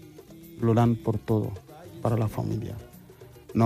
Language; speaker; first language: Spanish; non-native, fluent; Wolof